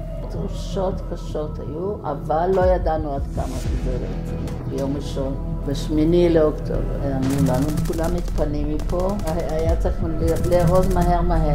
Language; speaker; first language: Hebrew; non-native, fluent; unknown